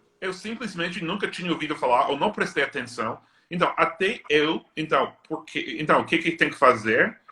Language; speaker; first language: Portuguese; non-native, fluent; English